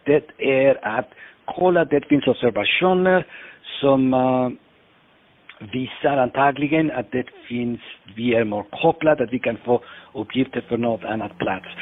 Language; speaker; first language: Swedish; non-native, fluent; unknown